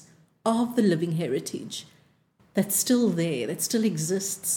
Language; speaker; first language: English; native; English